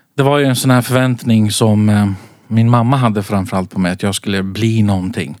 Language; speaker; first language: Swedish; early bilingual, other home language; Central Kurdish